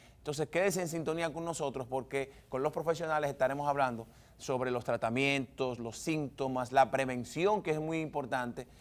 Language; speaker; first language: Spanish; native; Spanish